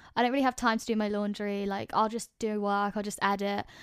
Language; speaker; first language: English; native; English